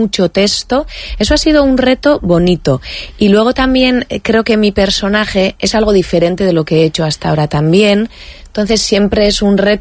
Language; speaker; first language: Spanish; native; Spanish